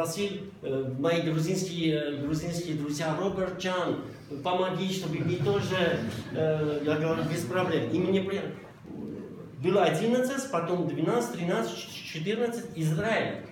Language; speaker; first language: Russian; non-native, local second language; Armenian